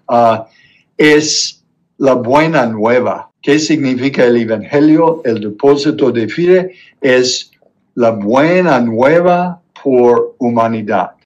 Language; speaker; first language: Spanish; non-native, fluent; English